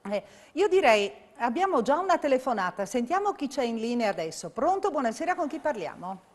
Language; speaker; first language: Italian; native; Italian